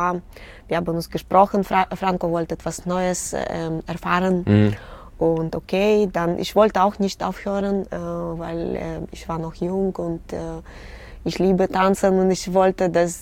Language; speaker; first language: German; non-native, learner; Russian